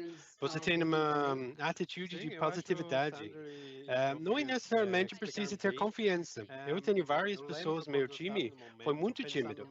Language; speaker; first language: Portuguese; non-native, fluent; English